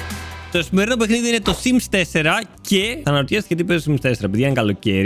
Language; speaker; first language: Greek; native; Greek